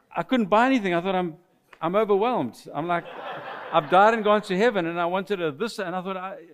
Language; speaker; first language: English; non-native, fluent; French